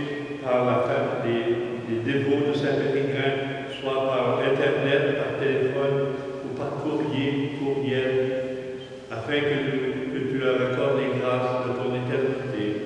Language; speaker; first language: French; native; French